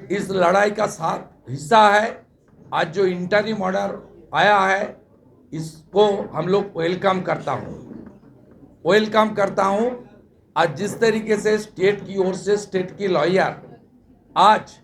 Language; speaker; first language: Hindi; non-native, local second language; Bangla